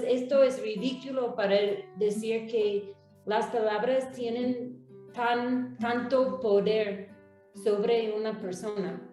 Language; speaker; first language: Spanish; non-native, fluent; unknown